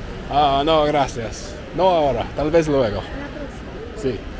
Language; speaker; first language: Spanish; non-native, learner; English